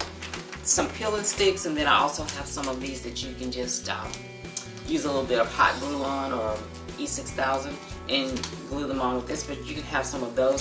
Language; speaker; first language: English; native; English